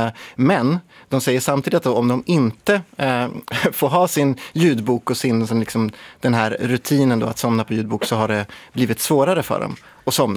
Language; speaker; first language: Swedish; native; Swedish